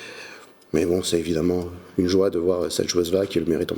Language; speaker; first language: French; native; French